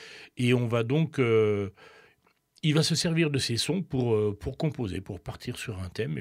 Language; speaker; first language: French; native; French